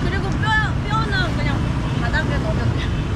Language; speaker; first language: Korean; non-native, learner; Vietnamese